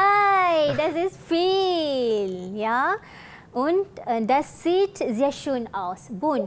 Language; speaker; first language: German; non-native, fluent; Malay